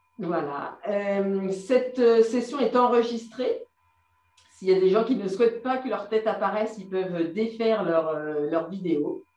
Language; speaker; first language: French; native; French